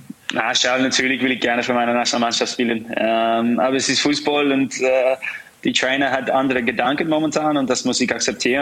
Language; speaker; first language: German; non-native, fluent; English